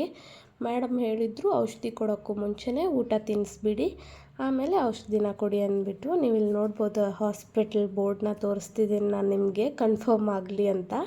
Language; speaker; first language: Kannada; native; Kannada